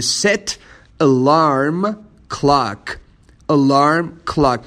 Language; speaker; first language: English; non-native, fluent; Persian